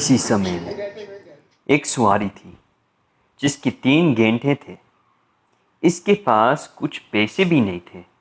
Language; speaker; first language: Hindi; non-native, learner; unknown